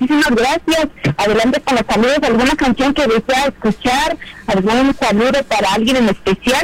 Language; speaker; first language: Spanish; non-native, local second language; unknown